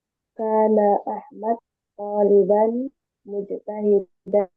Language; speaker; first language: Arabic; non-native, learner; Indonesian